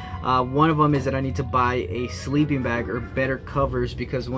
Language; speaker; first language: English; native; English